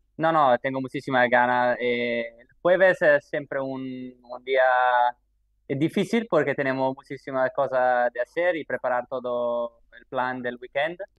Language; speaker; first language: Spanish; non-native, fluent; Italian